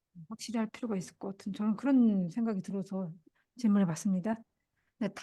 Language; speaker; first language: Korean; native; Korean